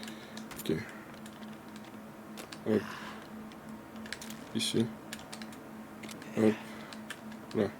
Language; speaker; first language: French; native; French